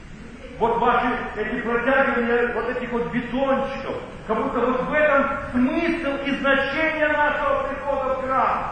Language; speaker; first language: Russian; native; Russian